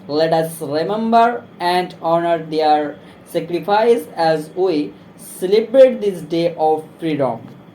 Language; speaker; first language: English; non-native, local second language; Bangla